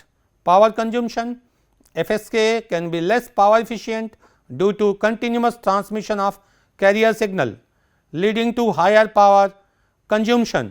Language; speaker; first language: English; non-native, local second language; Hindi